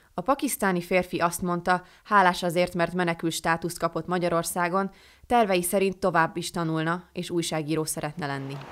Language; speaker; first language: Hungarian; native; Hungarian